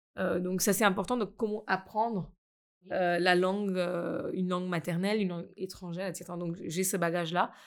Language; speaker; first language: French; non-native, fluent; Gujarati